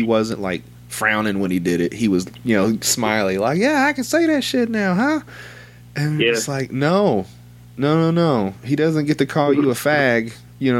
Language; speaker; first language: English; native; English